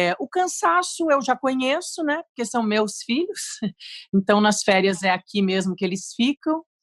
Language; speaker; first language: Portuguese; native; Portuguese